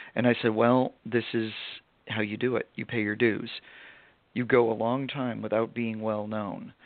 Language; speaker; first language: English; native; English